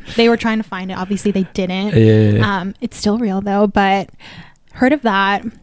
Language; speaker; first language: English; native; English